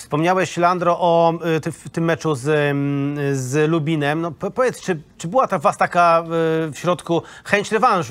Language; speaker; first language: Polish; native; Polish